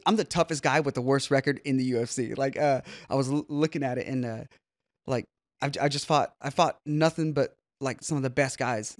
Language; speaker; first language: English; native; English